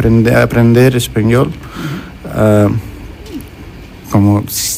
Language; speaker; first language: Spanish; non-native, learner; Russian